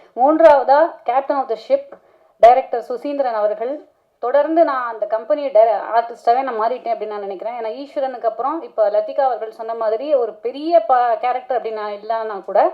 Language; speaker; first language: Tamil; native; Tamil